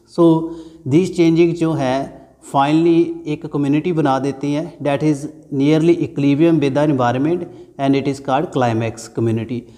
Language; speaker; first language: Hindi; non-native, local second language; Punjabi